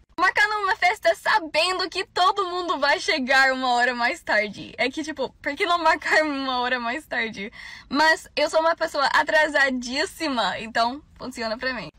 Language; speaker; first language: Portuguese; non-native, fluent; English